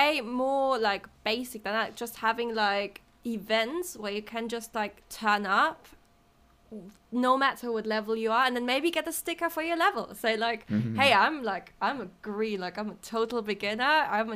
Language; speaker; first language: English; non-native, fluent; German